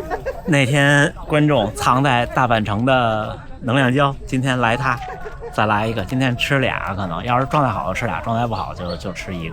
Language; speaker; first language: Chinese; native; Chinese